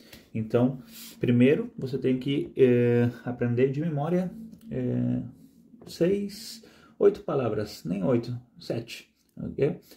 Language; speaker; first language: Portuguese; non-native, fluent; Spanish